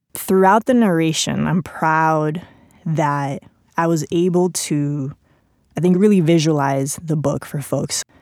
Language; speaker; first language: English; non-native, fluent; Spanish